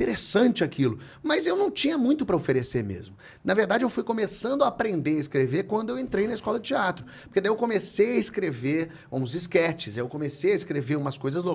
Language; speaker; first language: Portuguese; native; Portuguese